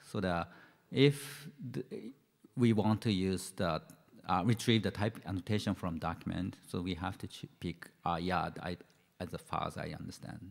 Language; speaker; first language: English; non-native, fluent; Japanese